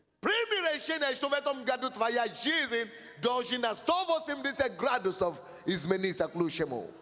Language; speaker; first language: Russian; non-native, fluent; Yoruba